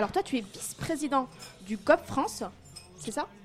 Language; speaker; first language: French; native; French